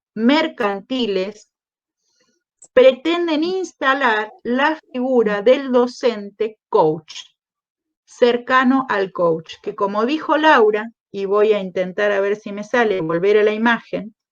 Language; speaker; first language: Spanish; native; Spanish